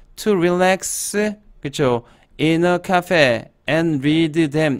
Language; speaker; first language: English; non-native, fluent; Korean